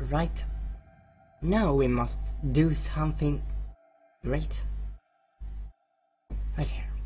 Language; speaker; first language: English; non-native, learner; Swedish